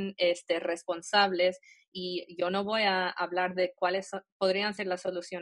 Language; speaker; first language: Spanish; early bilingual, heritage; Spanish